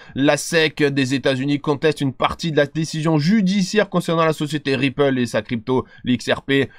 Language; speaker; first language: French; native; French